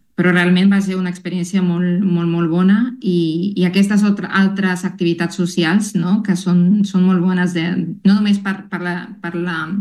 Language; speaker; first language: Catalan; non-native, fluent; Spanish